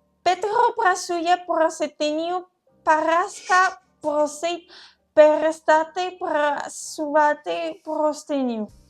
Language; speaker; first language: Ukrainian; non-native, learner; English